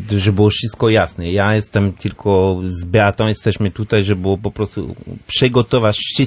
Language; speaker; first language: Polish; non-native, learner; French